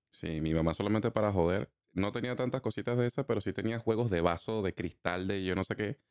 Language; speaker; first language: Spanish; native; Spanish